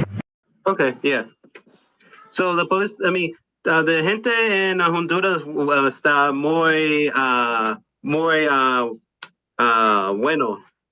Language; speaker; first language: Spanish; non-native, learner; English